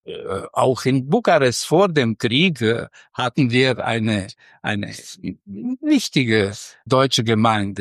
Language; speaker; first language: German; non-native, fluent; Romanian